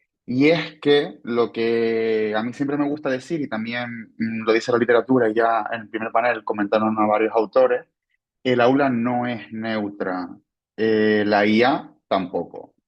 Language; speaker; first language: Spanish; native; Spanish